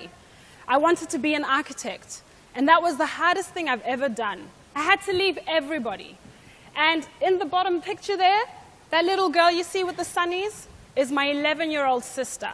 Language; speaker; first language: English; non-native, local second language; Shona